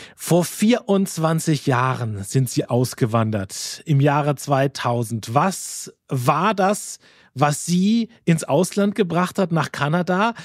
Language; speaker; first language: German; native; German